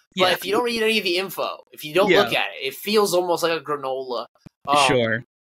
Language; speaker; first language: English; native; English